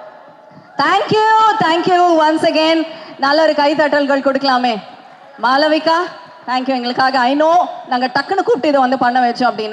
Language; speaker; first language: Tamil; native; Tamil